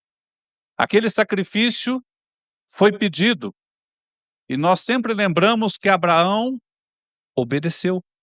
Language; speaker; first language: Portuguese; native; Portuguese